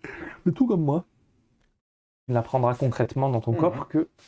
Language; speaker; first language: French; native; French